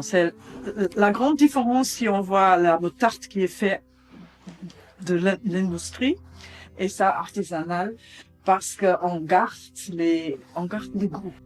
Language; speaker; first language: French; non-native, fluent; German